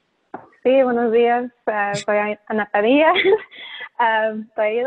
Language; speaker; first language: Spanish; early bilingual, heritage; Spanish